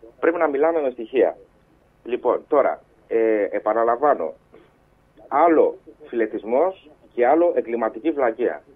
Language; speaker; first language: Greek; native; Greek